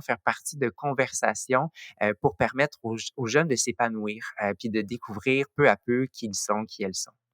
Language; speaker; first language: French; native; French